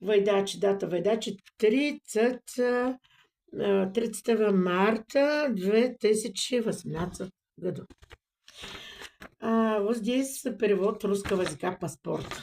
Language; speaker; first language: Russian; non-native, learner; Bulgarian